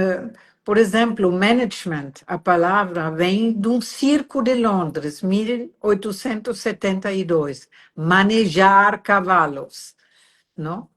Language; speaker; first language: Portuguese; non-native, fluent; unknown